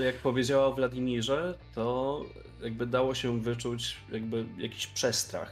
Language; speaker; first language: Polish; native; Polish